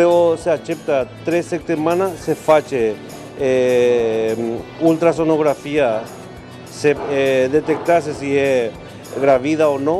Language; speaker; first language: Romanian; non-native, learner; Spanish